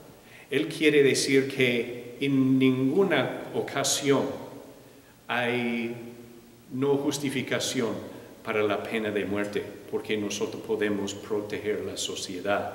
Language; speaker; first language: Spanish; non-native, fluent; English